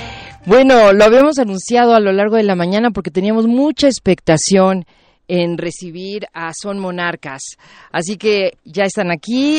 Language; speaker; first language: Spanish; native; Spanish